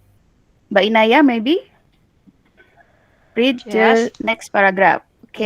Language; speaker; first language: English; non-native, learner; Indonesian